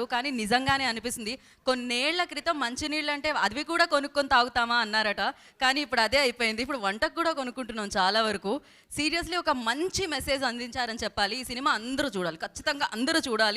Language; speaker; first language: Telugu; native; Telugu